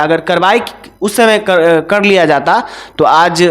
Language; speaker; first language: Hindi; native; Hindi